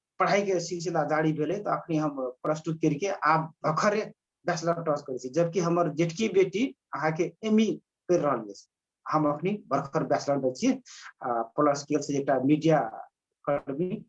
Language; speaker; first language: Maithili; non-native, local second language; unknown